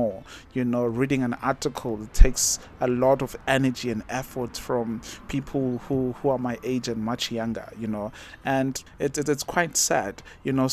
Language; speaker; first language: English; non-native, local second language; Zulu